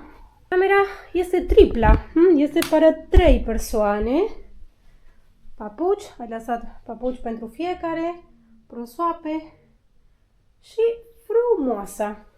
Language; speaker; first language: Romanian; non-native, learner; Spanish